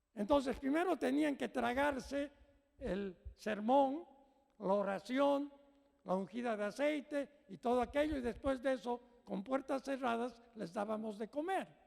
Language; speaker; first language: Spanish; native; Spanish